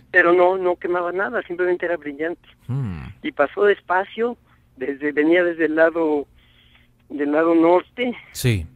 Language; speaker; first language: Spanish; native; Spanish